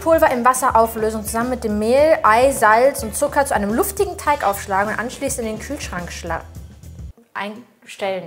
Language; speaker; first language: German; native; German